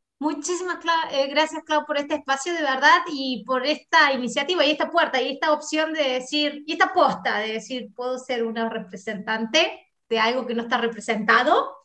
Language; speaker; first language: Spanish; native; Spanish